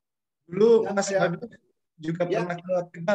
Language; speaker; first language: Indonesian; native; Indonesian